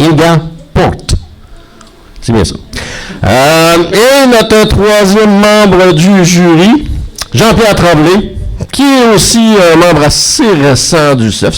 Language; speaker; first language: French; native; French